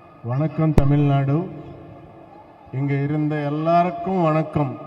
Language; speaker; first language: Tamil; non-native, learner; Telugu